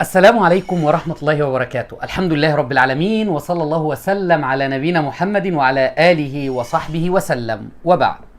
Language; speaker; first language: Arabic; native; Arabic